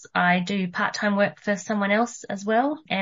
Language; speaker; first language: English; native; English